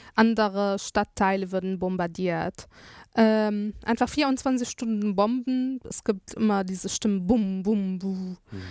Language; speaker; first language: German; non-native, fluent; Arabic